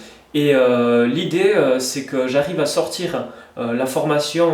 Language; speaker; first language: French; native; French